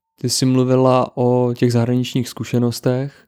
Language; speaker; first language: Czech; native; Czech